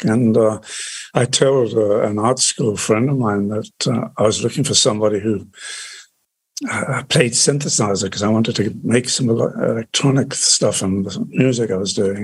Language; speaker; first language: English; native; English